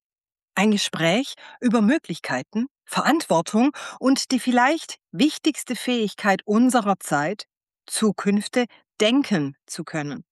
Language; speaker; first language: German; native; German